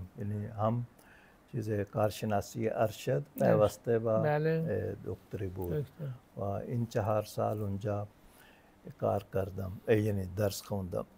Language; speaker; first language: Persian; non-native, fluent; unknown